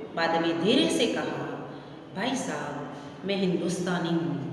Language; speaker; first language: Hindi; non-native, local second language; Gujarati